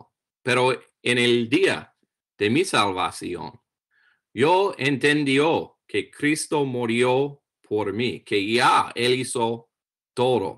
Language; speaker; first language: Spanish; non-native, learner; English